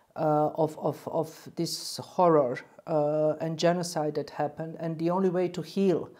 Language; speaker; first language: English; non-native, fluent; Bosnian